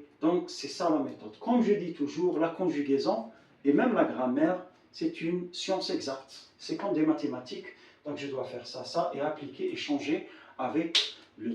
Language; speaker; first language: French; non-native, local second language; Arabic